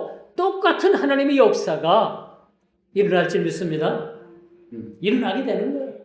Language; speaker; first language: Korean; native; Korean